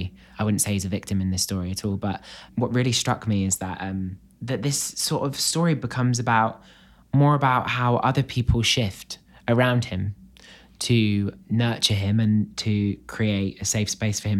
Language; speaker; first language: English; native; English